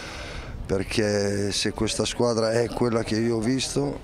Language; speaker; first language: Italian; native; Italian